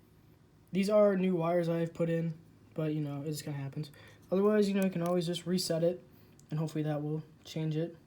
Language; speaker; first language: English; native; English